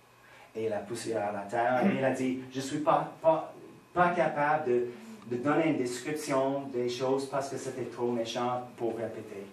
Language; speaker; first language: French; non-native, fluent; English